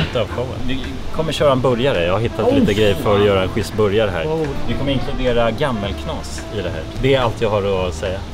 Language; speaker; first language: Swedish; native; Swedish